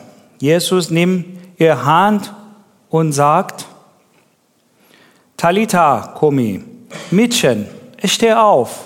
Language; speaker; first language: German; non-native, learner; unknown